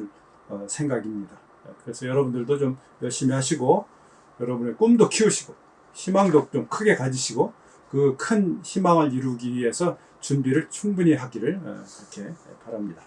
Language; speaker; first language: Korean; native; Korean